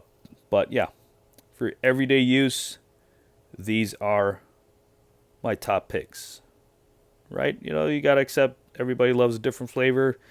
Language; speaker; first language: English; native; English